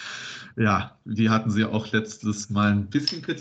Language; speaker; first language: German; native; German